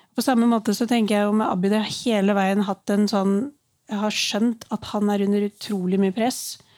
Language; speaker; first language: Norwegian; early bilingual, other home language; Urdu